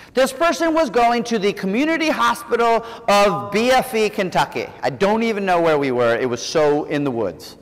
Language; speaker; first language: English; native; English